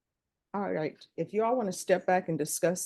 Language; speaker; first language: English; native; English